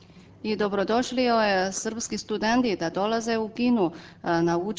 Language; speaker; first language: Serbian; non-native, fluent; Chinese